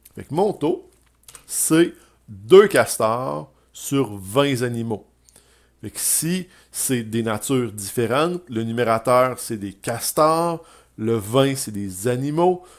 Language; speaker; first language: French; native; French